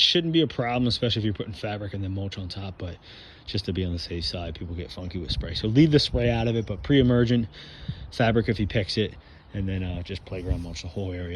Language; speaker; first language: English; native; English